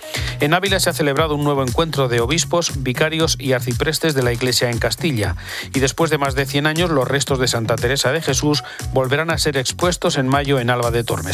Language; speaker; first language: Spanish; native; Spanish